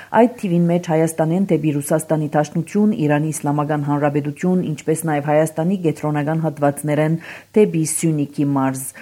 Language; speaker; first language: Armenian; early bilingual, heritage; Armenian